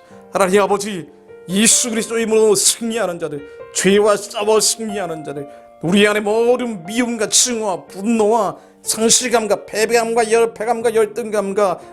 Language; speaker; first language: Korean; native; Korean